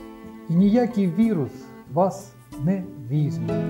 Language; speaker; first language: Ukrainian; non-native, local second language; Russian